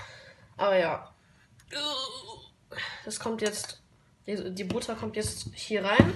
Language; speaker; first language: German; native; German